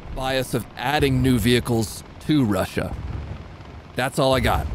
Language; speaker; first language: English; native; English